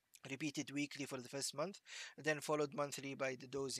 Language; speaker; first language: English; non-native, fluent; Arabic